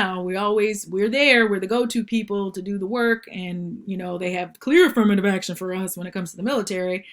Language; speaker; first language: English; native; English